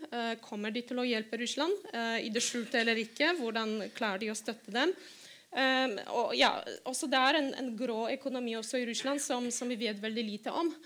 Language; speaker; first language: Norwegian; non-native, fluent; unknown